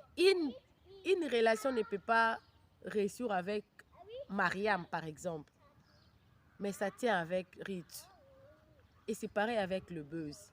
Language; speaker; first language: French; non-native, local second language; Lingala